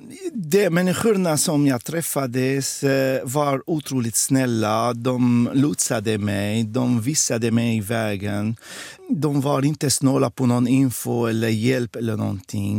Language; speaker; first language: Swedish; non-native, fluent; Arabic